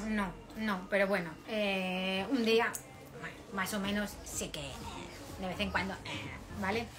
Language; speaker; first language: Spanish; native; Spanish